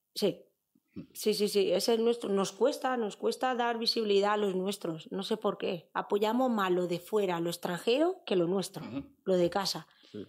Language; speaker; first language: Spanish; native; Spanish